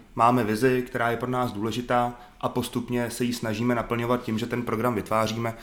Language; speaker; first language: Czech; native; Czech